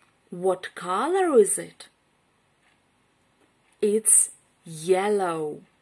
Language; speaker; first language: English; non-native, fluent; Ukrainian